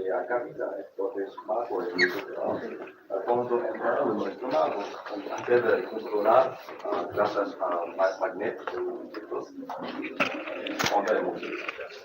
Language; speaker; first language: Spanish; non-native, learner; Chinese